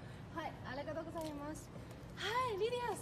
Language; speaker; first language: Japanese; non-native, learner; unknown